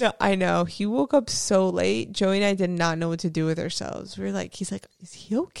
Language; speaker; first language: English; native; English